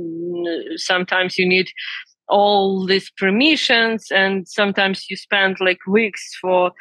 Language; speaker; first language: English; non-native, learner; Ukrainian